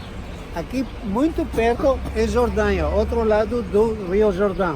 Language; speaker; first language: Portuguese; non-native, learner; Hebrew